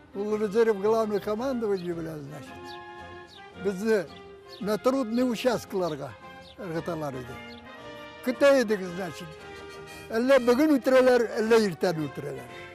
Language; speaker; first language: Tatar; native; Tatar